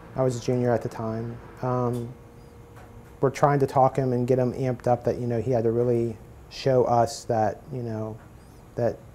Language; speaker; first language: English; native; English